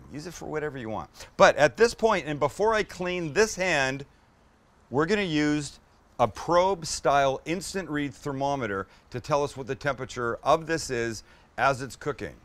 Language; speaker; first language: English; native; English